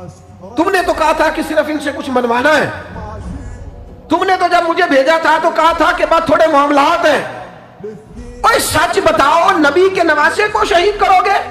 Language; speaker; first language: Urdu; non-native, local second language; Punjabi